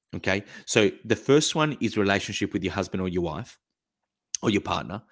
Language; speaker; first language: English; early bilingual, other home language; Italian